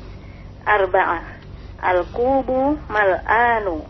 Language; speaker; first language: Arabic; non-native, learner; Indonesian